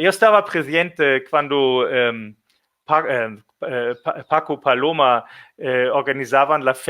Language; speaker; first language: Spanish; non-native, fluent; German